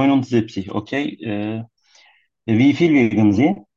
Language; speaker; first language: German; non-native, learner; Turkish